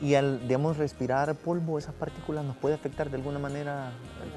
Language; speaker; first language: Spanish; native; Spanish